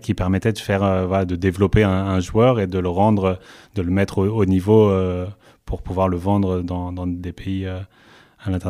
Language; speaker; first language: French; native; French